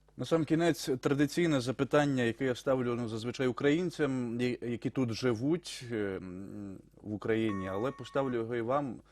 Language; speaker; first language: Ukrainian; native; Ukrainian